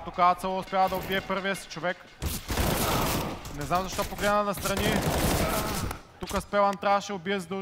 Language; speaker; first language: Bulgarian; native; Bulgarian